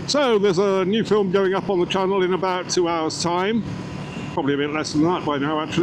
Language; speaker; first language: English; native; English